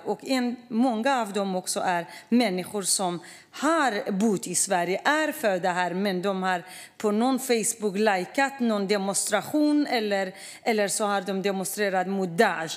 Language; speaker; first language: Swedish; non-native, fluent; Kurdish